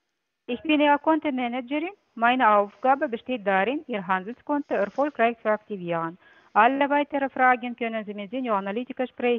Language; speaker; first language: German; non-native, fluent; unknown